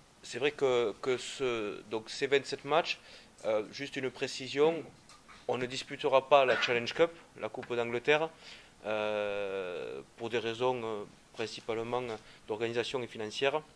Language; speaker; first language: French; native; French